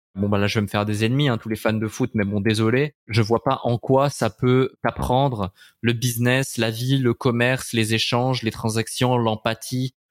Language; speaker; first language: French; native; French